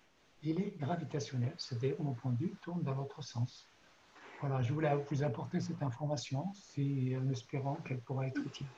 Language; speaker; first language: French; native; French